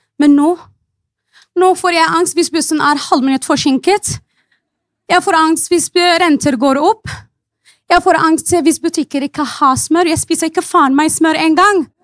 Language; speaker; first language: Norwegian; non-native, fluent; Arabic